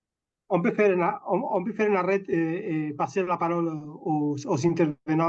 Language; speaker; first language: French; non-native, fluent; Catalan